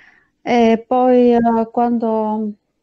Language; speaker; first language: Italian; non-native, fluent; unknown